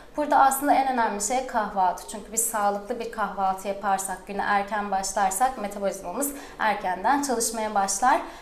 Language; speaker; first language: Turkish; early bilingual, heritage; Turkish